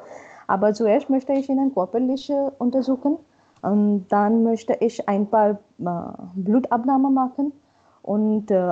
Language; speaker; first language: German; non-native, learner; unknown